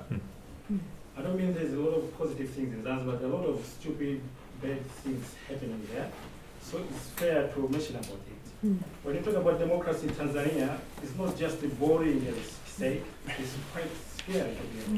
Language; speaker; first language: English; non-native, local second language; Swahili